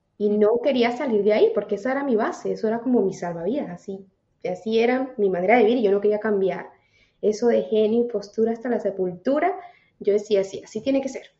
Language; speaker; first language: Spanish; native; Spanish